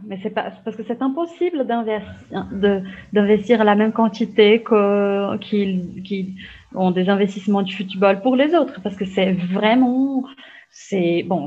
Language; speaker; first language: French; non-native, fluent; Portuguese